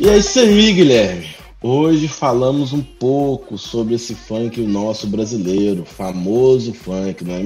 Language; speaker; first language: Portuguese; native; Portuguese